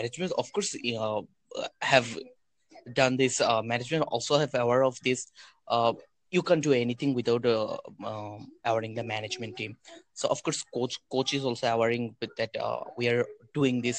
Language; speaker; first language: English; non-native, local second language; Bangla